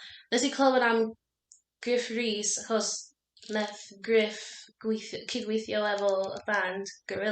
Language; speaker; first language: Welsh; non-native, learner; English